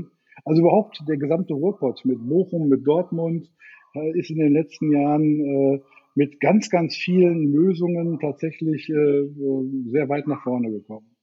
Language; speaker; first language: German; native; German